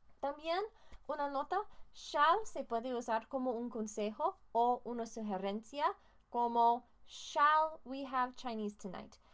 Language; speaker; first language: Spanish; non-native, learner; English